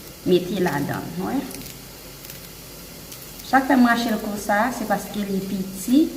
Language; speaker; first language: French; early bilingual, heritage; Haitian Creole